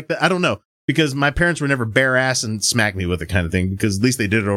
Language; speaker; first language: English; native; English